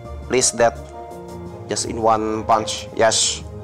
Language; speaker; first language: English; non-native, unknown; Indonesian